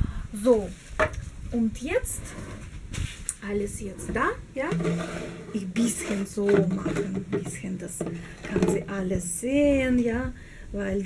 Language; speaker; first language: German; non-native, learner; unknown